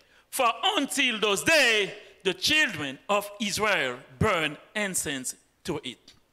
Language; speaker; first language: English; non-native, fluent; Haitian Creole